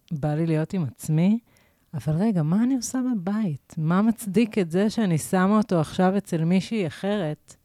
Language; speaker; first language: Hebrew; native; Hebrew